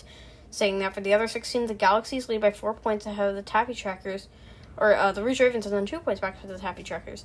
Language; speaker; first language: English; native; English